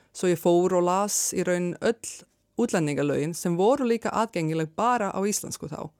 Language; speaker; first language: Icelandic; non-native, fluent; Serbian